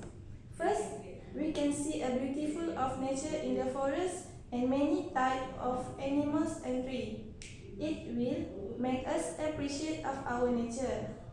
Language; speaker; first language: English; non-native, learner; Malay